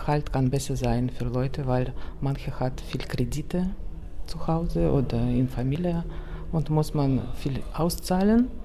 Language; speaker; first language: German; non-native, learner; Russian